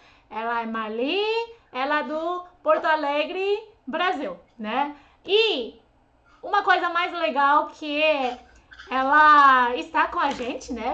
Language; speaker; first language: Portuguese; non-native, fluent; Chinese